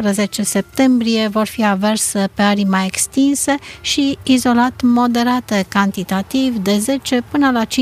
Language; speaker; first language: Romanian; native; Romanian